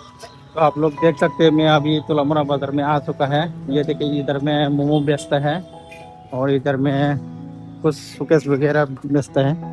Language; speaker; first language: Hindi; non-native, local second language; Kok Borok